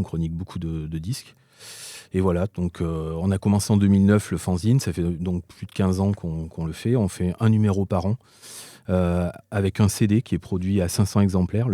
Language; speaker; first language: French; native; French